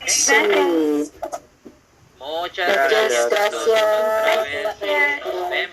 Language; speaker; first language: Spanish; non-native, fluent; Filipino